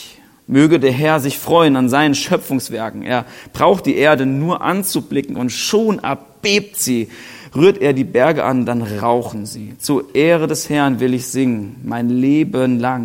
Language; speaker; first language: German; native; German